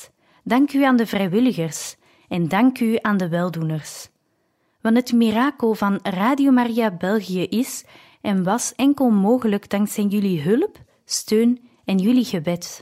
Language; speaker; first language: Dutch; native; Dutch